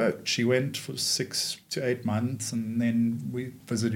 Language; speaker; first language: English; native; English